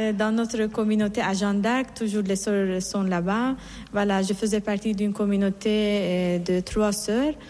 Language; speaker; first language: French; non-native, fluent; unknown